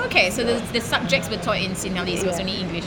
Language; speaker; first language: English; non-native, local second language; Malay